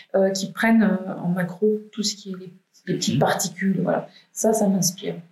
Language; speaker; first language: French; native; French